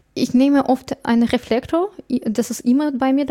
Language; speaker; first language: German; non-native, fluent; English